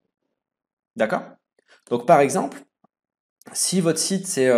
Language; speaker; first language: French; native; French